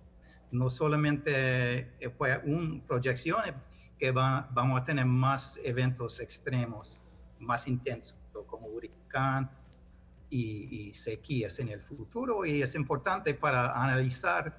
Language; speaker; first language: Spanish; non-native, fluent; English